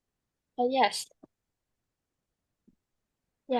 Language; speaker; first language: English; non-native, learner; Vietnamese